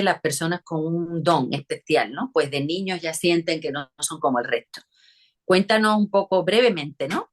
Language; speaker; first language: Spanish; native; Spanish